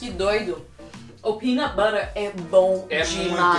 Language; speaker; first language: Portuguese; non-native, fluent; English